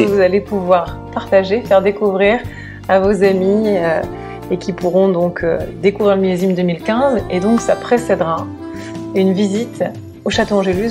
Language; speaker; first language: French; native; French